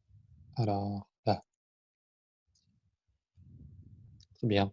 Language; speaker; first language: French; non-native, fluent; Albanian